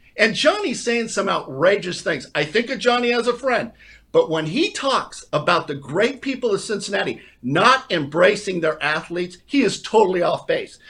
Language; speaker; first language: English; native; English